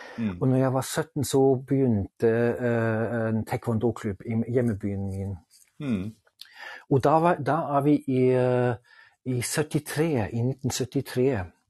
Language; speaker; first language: Norwegian; non-native, fluent; German